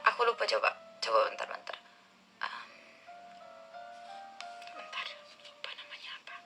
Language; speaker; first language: Indonesian; non-native, learner; Turkish